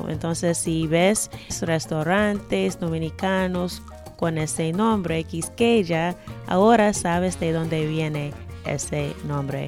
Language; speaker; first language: Spanish; non-native, fluent; English